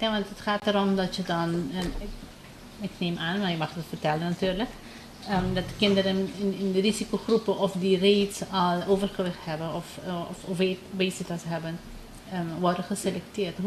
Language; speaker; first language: Dutch; non-native, local second language; Papiamento